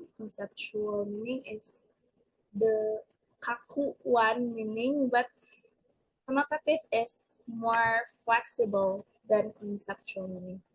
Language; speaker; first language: English; non-native, learner; Indonesian